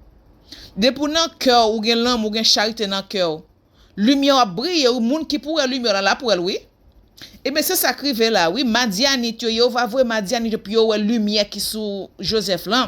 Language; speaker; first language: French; non-native, local second language; Haitian Creole